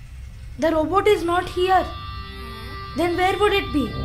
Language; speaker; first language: English; non-native, local second language; Telugu